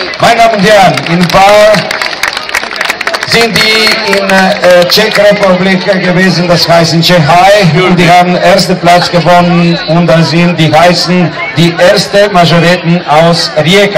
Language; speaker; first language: German; non-native, learner; Croatian